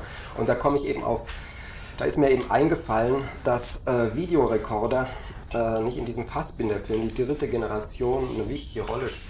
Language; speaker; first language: German; native; German